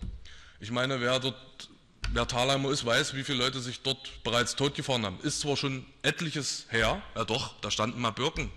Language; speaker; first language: German; native; German